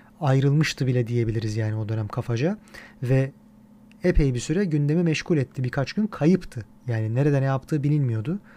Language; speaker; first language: Turkish; native; Turkish